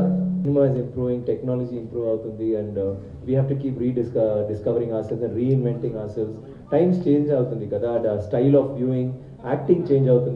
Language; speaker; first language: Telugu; non-native, learner; Tamil